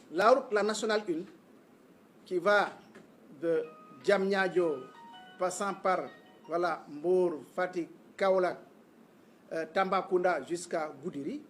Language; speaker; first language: French; non-native, local second language; Wolof